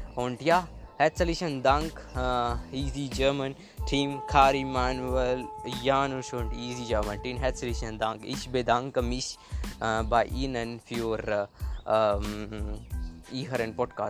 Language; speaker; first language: German; non-native, learner; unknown